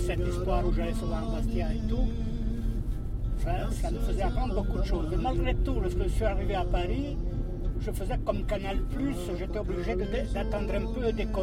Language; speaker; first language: French; non-native, local second language; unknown